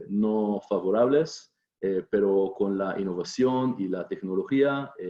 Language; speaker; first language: Spanish; non-native, fluent; Hebrew